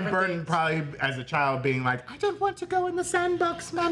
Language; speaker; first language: English; native; English